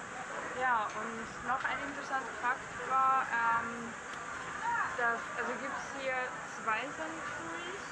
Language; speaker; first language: German; non-native, fluent; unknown